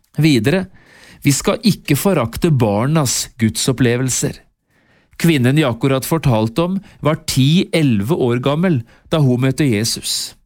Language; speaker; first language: Norwegian; native; Norwegian